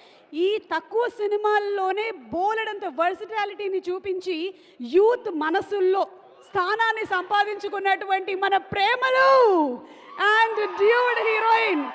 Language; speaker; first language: Telugu; native; Telugu